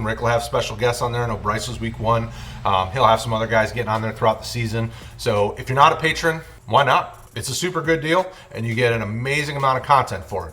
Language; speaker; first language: English; native; English